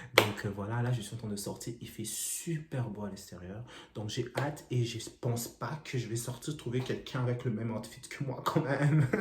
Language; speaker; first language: French; non-native, local second language; Lingala